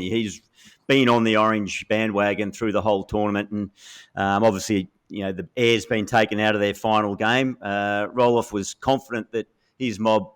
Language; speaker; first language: English; native; English